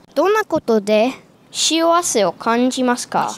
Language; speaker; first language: Japanese; non-native, learner; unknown